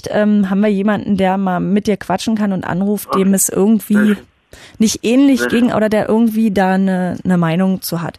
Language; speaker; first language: German; native; German